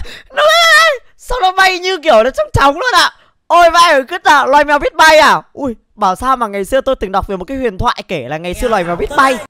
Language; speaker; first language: Vietnamese; native; Vietnamese